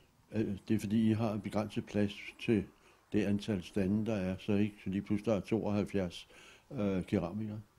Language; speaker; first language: Danish; native; Danish